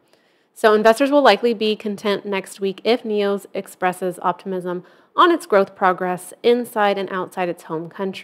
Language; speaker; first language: English; native; English